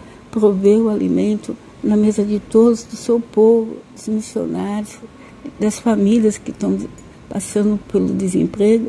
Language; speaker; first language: Portuguese; native; Portuguese